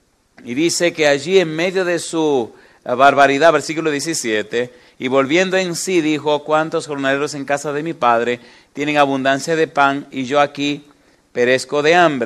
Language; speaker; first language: Spanish; native; Spanish